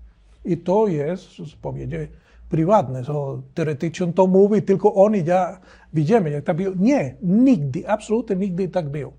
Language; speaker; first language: Polish; non-native, learner; Spanish